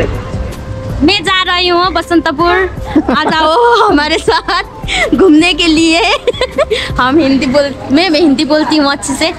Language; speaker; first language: Hindi; non-native, learner; Nepali